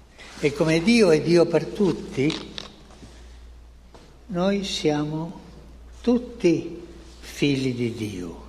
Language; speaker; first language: Italian; non-native, fluent; Spanish